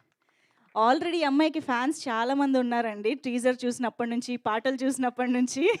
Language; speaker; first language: Telugu; native; Telugu